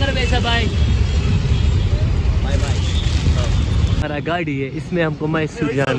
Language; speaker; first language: Hindi; non-native, local second language; Kashmiri